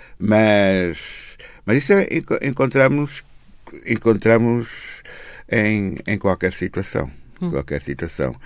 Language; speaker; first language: Portuguese; native; Portuguese